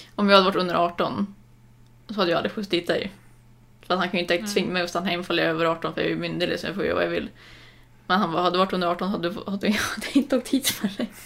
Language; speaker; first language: Swedish; native; Swedish